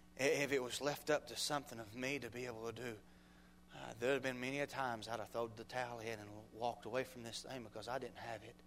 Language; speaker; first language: English; native; English